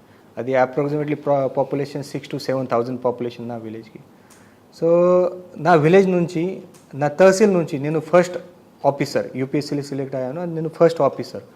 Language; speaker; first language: Telugu; non-native, fluent; Marathi